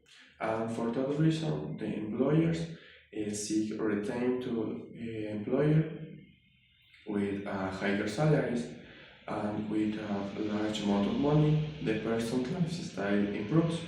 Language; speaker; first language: English; non-native, learner; Spanish